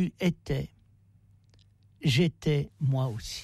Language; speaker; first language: French; native; French